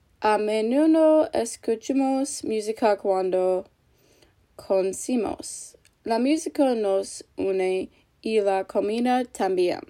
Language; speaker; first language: Spanish; non-native, learner; English